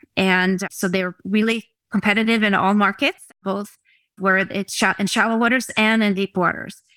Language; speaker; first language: English; non-native, fluent; Norwegian